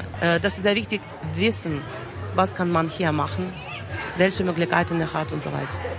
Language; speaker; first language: German; non-native, learner; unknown